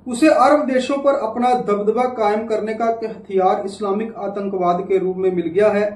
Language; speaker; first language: Hindi; non-native, local second language; Punjabi